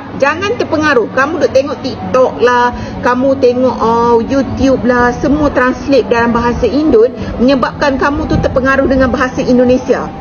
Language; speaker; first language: Malay; native; Malay